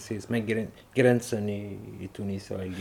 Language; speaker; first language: Swedish; non-native, learner; Arabic